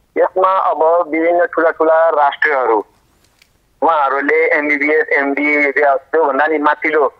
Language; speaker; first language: Nepali; non-native, local second language; Maithili